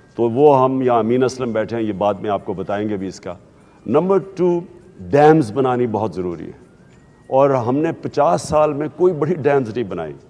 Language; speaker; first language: Urdu; native; Urdu